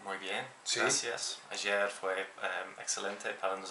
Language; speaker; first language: Spanish; non-native, learner; English